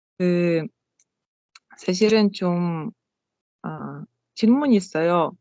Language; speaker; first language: Korean; non-native, learner; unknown